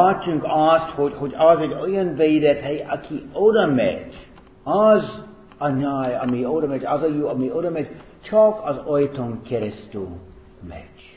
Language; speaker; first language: Hungarian; non-native, fluent; English